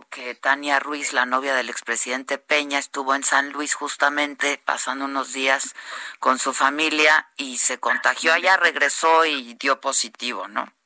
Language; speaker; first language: Spanish; native; Spanish